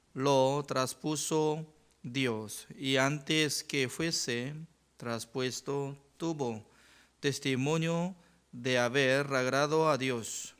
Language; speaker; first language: Spanish; non-native, learner; Korean